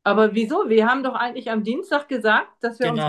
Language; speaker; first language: German; non-native, learner; Turkish